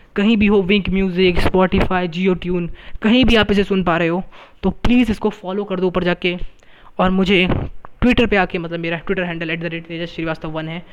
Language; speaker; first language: Hindi; native; Hindi